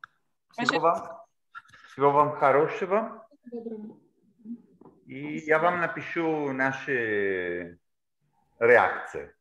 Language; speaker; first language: Russian; non-native, learner; Bulgarian